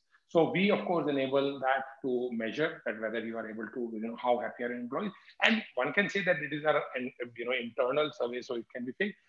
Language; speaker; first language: English; non-native, local second language; Hindi